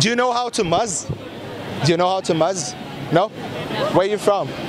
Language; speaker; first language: English; non-native, fluent; Portuguese